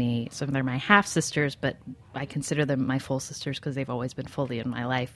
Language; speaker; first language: English; native; English